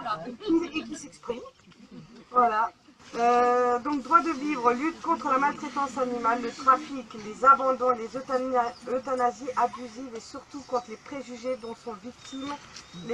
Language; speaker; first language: French; native; French